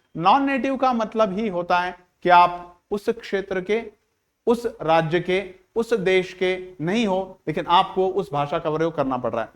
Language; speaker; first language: Hindi; non-native, local second language; Marathi